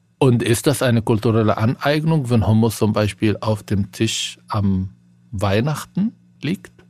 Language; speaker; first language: German; non-native, fluent; Arabic